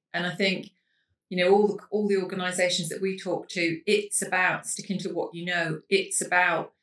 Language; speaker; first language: English; native; English